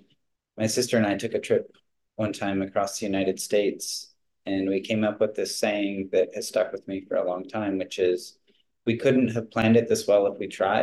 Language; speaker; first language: English; native; English